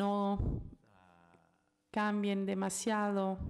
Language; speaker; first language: Spanish; non-native, fluent; Italian